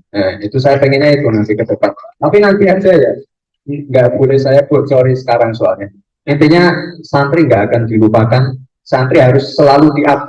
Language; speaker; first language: Indonesian; native; Indonesian